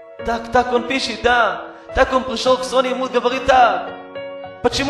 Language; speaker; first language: Russian; non-native, learner; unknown